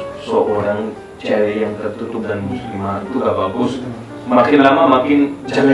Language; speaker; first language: Indonesian; non-native, fluent; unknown